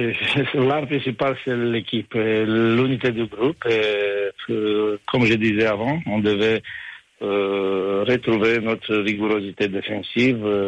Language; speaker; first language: French; non-native, fluent; Romanian